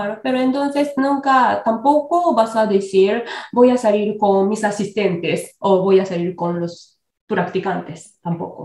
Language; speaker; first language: Spanish; non-native, fluent; Japanese